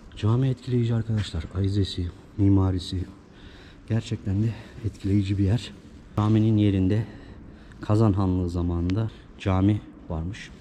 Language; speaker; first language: Turkish; native; Turkish